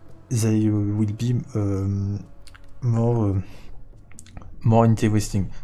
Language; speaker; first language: English; non-native, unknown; French